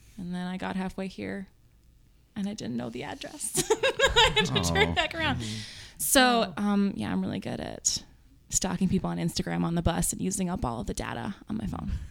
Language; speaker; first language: English; native; English